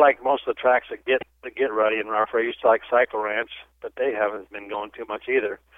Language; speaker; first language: English; native; English